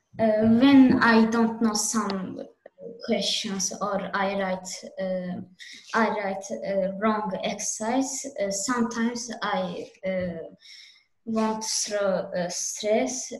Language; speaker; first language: English; non-native, learner; Azerbaijani